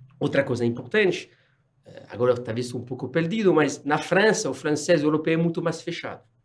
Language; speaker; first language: Portuguese; non-native, fluent; French